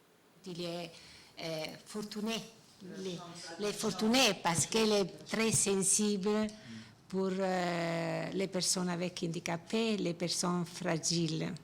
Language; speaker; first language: French; non-native, learner; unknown